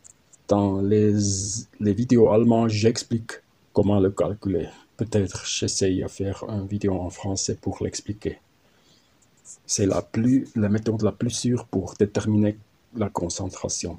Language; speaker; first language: French; non-native, learner; German